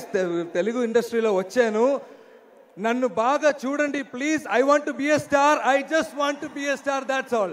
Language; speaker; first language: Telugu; non-native, learner; Malayalam